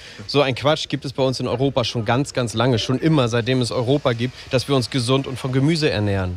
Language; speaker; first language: German; native; German